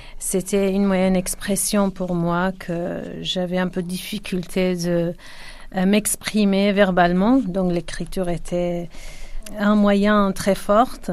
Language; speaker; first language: French; non-native, fluent; Kurdish